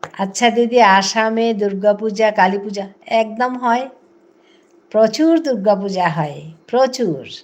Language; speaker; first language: Bangla; non-native, local second language; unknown